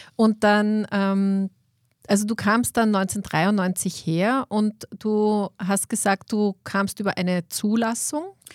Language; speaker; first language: German; native; German